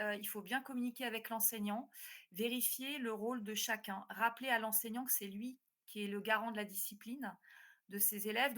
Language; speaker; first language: French; native; French